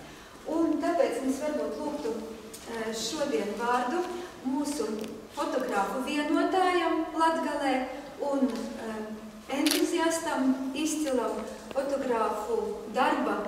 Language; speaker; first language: Latvian; native; Latvian